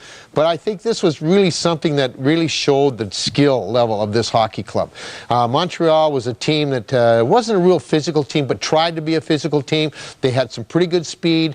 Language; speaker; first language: English; native; English